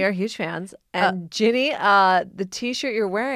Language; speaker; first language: English; native; English